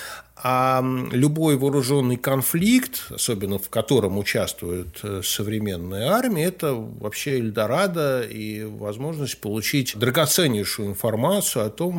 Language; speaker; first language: Russian; native; Russian